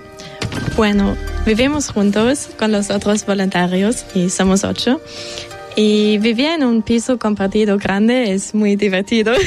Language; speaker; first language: Spanish; non-native, fluent; German